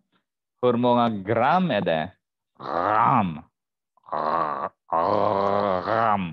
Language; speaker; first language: Swedish; non-native, fluent; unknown